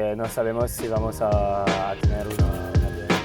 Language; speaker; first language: Spanish; non-native, learner; French